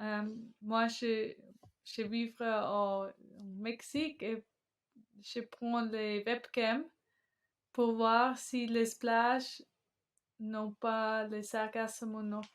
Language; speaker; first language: French; non-native, learner; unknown